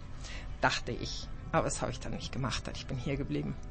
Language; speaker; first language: German; early bilingual, heritage; German